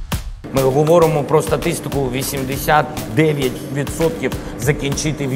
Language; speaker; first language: Ukrainian; non-native, local second language; Russian